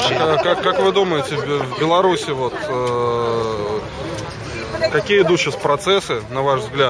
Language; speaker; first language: Russian; native; Russian